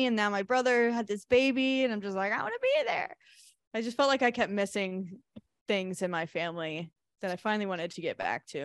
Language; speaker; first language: English; native; English